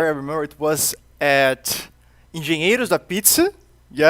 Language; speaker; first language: English; non-native, fluent; Portuguese